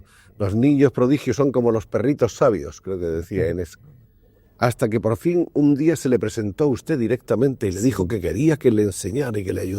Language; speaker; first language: Spanish; native; Spanish